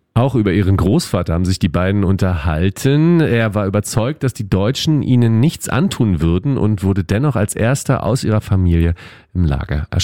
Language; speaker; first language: German; native; German